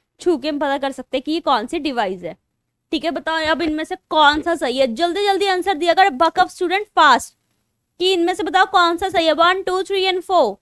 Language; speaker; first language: Hindi; non-native, local second language; Punjabi